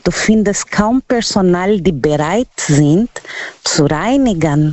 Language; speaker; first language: German; non-native, learner; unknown